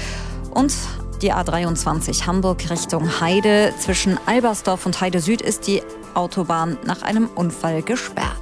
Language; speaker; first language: German; native; German